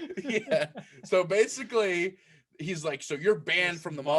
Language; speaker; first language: English; native; English